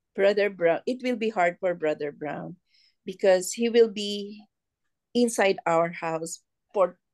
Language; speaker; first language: English; non-native, local second language; Filipino